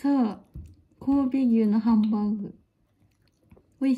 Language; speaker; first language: Japanese; native; Japanese